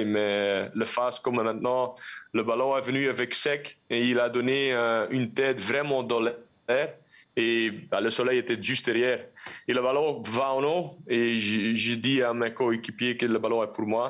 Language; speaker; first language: French; non-native, local second language; Dutch